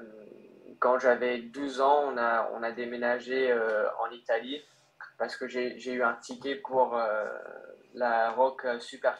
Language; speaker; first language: French; early bilingual, heritage; French